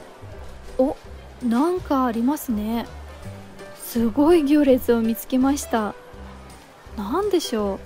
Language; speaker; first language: Japanese; non-native, fluent; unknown